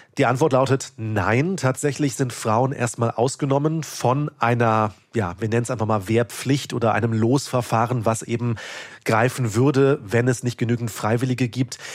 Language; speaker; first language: German; native; German